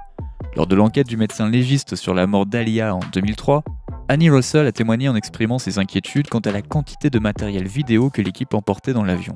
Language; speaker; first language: French; native; French